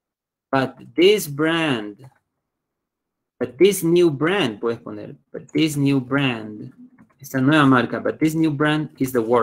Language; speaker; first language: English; non-native, fluent; Spanish